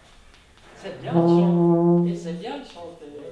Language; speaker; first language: French; non-native, fluent; German